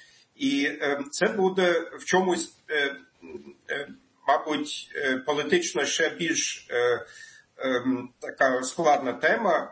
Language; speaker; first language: Ukrainian; non-native, fluent; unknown